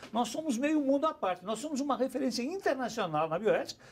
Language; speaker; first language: Portuguese; native; Portuguese